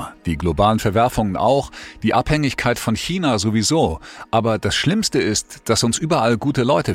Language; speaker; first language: German; native; German